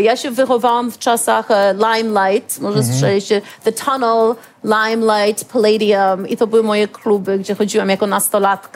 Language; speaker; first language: Polish; early bilingual, heritage; Polish